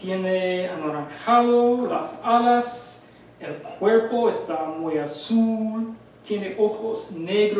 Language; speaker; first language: Spanish; non-native, fluent; English